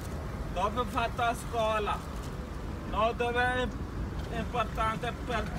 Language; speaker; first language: Italian; non-native, learner; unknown